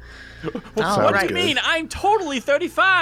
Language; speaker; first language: English; native; English